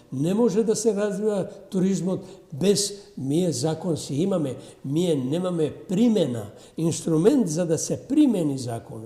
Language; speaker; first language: Macedonian; non-native, local second language; Albanian